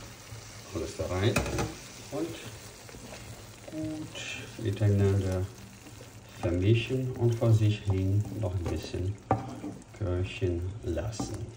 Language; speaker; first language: German; non-native, fluent; Portuguese